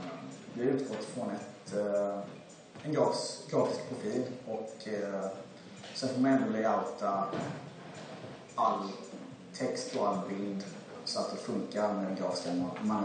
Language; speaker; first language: Swedish; native; Swedish